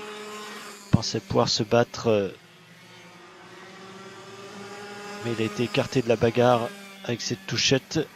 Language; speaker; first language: French; native; French